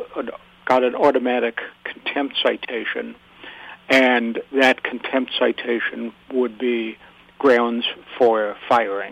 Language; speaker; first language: English; native; English